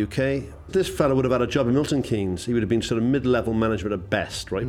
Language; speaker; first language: English; native; English